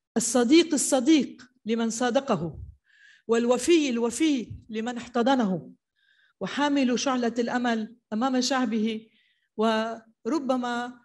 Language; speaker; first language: Arabic; native; Arabic